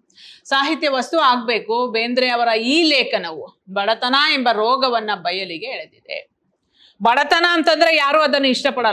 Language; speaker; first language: Kannada; native; Kannada